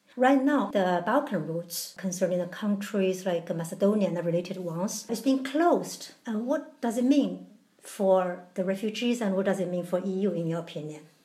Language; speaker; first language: English; non-native, fluent; Chinese